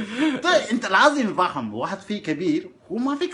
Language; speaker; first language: Arabic; non-native, learner; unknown